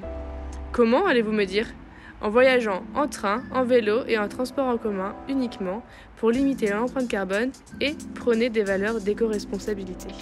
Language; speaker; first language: French; native; French